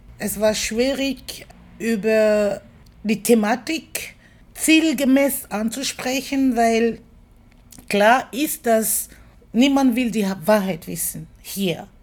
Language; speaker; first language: German; non-native, fluent; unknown